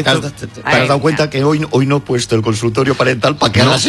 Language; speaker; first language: Spanish; native; Spanish